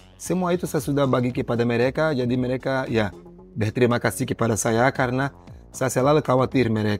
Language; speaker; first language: Indonesian; non-native, learner; Portuguese